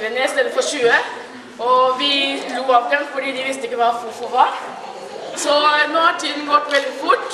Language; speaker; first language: Norwegian; early bilingual, other home language; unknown